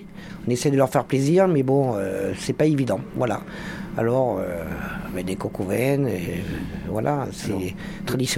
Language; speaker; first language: French; native; French